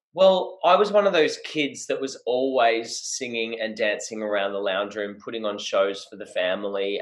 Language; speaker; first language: English; native; English